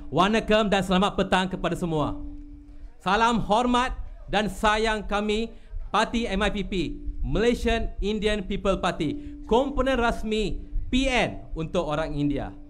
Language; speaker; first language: Malay; non-native, local second language; Tamil